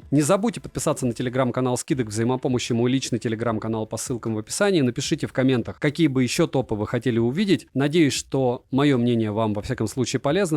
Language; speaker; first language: Russian; native; Russian